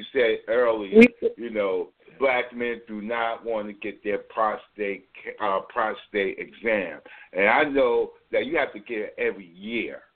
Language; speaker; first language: English; native; English